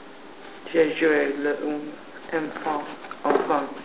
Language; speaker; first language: French; non-native, learner; English